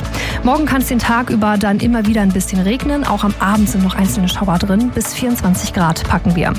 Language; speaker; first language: German; native; German